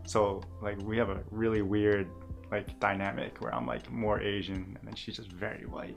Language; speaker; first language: English; native; English